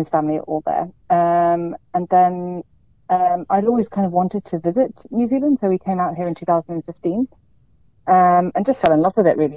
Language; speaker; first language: English; native; English